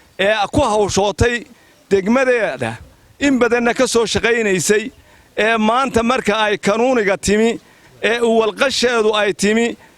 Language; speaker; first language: Somali; native; Somali